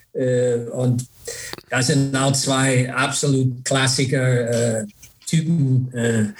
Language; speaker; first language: German; non-native, fluent; English